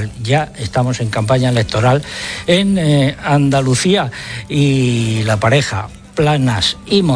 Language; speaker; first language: Spanish; native; Spanish